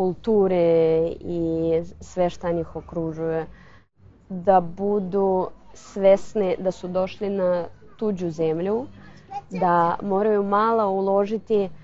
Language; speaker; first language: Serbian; non-native, fluent; Russian